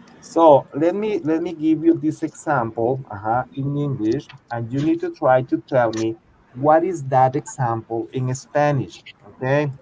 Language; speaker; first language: English; non-native, fluent; Spanish